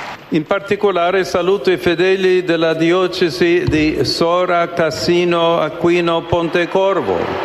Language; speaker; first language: Italian; non-native, fluent; English